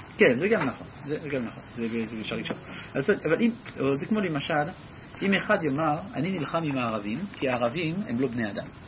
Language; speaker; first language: Hebrew; non-native, fluent; French